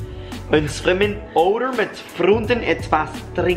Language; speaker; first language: Dutch; non-native, learner; English